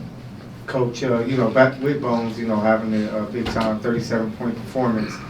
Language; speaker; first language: English; native; English